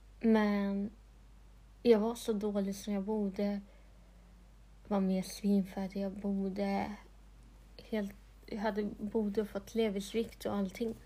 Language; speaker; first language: Swedish; non-native, local second language; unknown